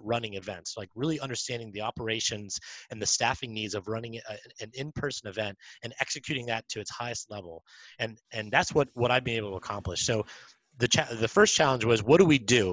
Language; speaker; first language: English; native; English